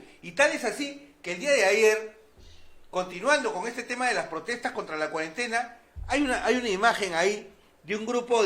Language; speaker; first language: Spanish; native; Spanish